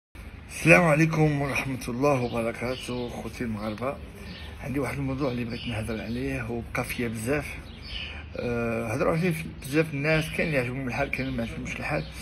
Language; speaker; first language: Arabic; native; Arabic